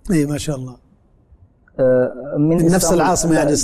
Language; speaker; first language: Arabic; native; Arabic